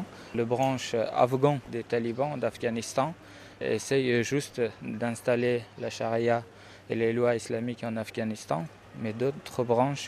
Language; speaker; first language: French; non-native, fluent; Persian